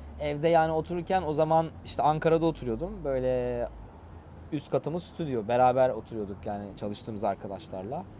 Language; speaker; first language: Turkish; native; Turkish